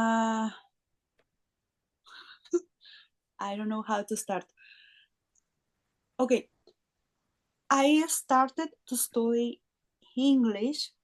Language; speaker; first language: English; non-native, learner; Spanish